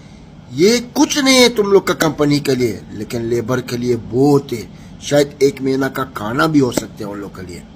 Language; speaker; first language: Hindi; non-native, fluent; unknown